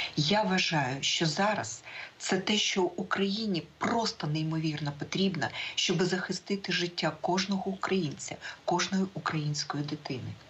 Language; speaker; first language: Ukrainian; native; Ukrainian